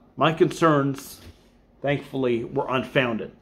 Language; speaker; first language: English; native; English